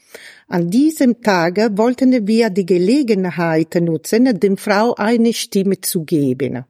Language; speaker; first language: German; non-native, fluent; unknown